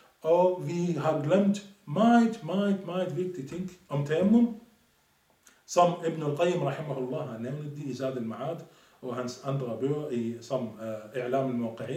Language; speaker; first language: Danish; non-native, fluent; Arabic